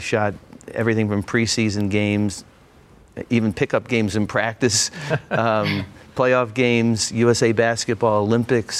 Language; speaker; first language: English; native; English